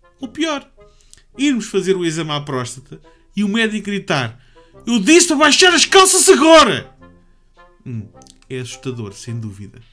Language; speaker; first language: Portuguese; native; Portuguese